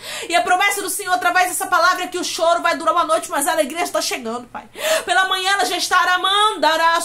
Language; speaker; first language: Portuguese; native; Portuguese